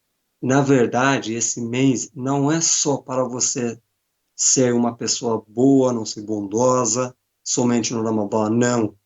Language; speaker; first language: Portuguese; non-native, fluent; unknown